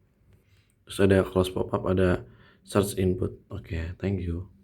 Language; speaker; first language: Indonesian; native; Indonesian